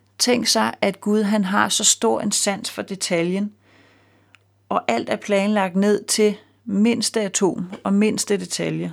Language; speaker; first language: Danish; native; Danish